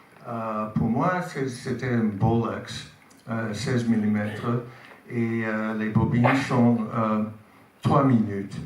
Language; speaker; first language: French; non-native, learner; English